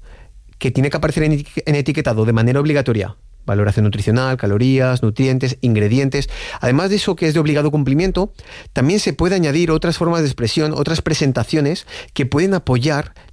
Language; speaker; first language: Spanish; native; Spanish